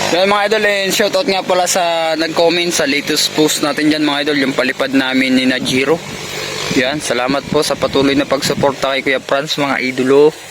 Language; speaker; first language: Filipino; native; Filipino